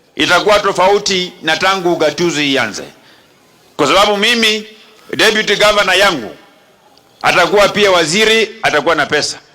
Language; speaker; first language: Swahili; non-native, local second language; Kalenjin